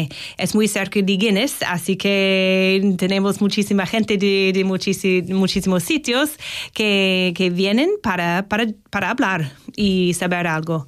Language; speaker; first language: Spanish; non-native, fluent; English